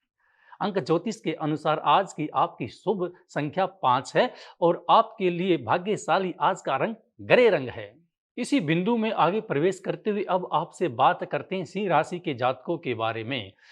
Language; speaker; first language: Hindi; native; Hindi